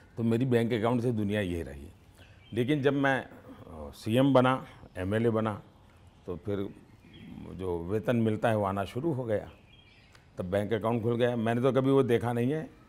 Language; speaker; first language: Hindi; non-native, local second language; Gujarati